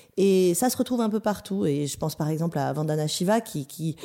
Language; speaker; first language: French; native; French